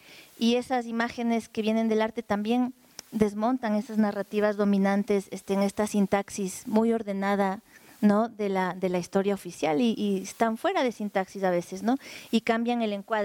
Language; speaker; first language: Spanish; native; Spanish